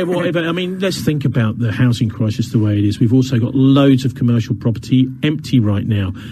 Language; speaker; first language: English; native; English